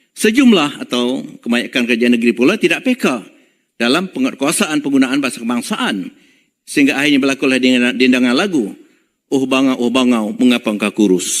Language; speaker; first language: Malay; native; Malay